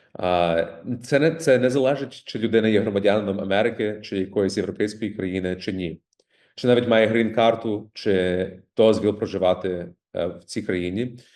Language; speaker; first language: Ukrainian; early bilingual, heritage; Ukrainian